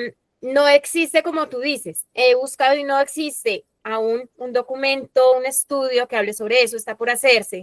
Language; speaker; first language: Spanish; native; Spanish